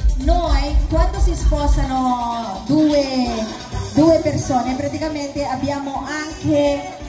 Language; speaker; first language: Italian; non-native, learner; Filipino